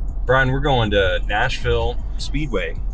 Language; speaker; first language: English; native; English